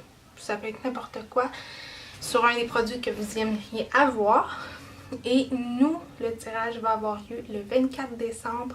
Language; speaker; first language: French; native; French